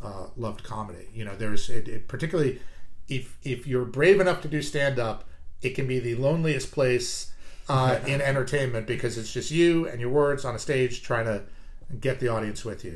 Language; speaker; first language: English; native; English